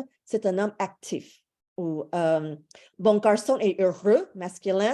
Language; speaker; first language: French; non-native, fluent; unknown